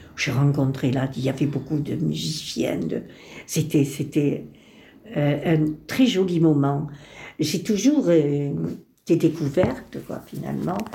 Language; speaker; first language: French; early bilingual, other home language; Spanish